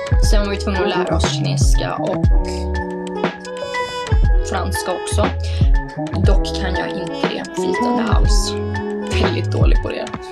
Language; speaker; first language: Swedish; early bilingual, heritage; Swedish